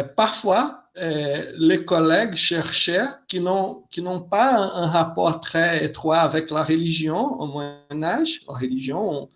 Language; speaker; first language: French; non-native, fluent; Portuguese